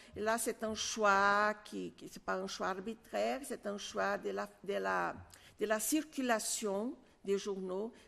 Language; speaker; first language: French; non-native, fluent; Portuguese